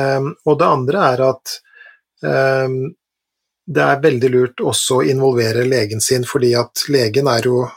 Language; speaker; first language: Norwegian; native; Norwegian